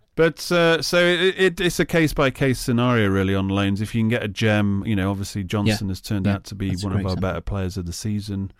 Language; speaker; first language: English; native; English